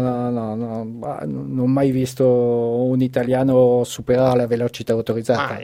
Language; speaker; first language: Italian; non-native, fluent; French